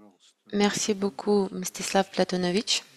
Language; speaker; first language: French; non-native, fluent; Russian